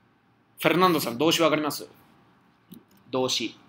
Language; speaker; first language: Japanese; non-native, fluent; Spanish